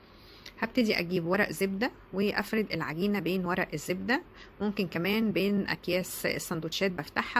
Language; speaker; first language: Arabic; native; Arabic